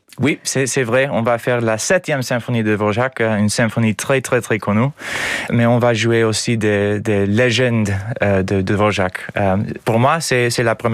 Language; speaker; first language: French; non-native, learner; English